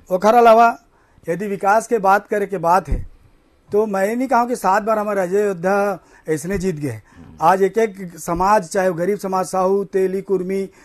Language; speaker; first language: Hindi; native; Hindi